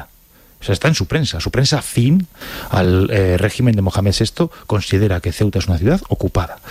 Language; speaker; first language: Spanish; native; Spanish